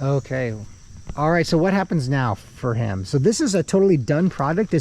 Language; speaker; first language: English; native; English